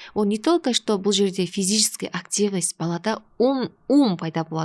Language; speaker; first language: Russian; non-native, local second language; Kazakh